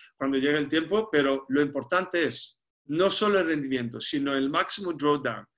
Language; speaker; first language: Spanish; non-native, fluent; Greek